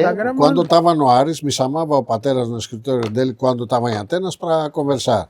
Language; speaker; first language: Portuguese; non-native, fluent; Greek